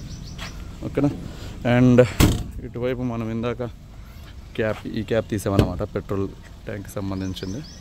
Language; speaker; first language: Telugu; native; Telugu